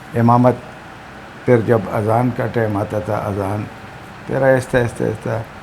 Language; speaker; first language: Urdu; non-native, local second language; Pashto